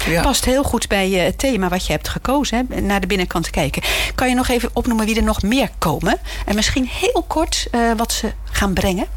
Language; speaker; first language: Dutch; native; Dutch